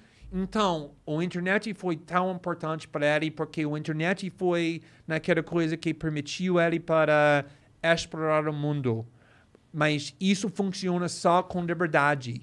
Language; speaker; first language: Portuguese; non-native, fluent; English